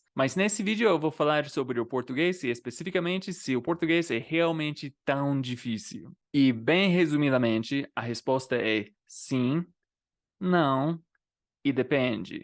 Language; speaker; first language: Portuguese; non-native, fluent; English